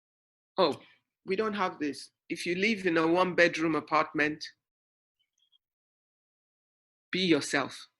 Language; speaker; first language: English; non-native, local second language; Yoruba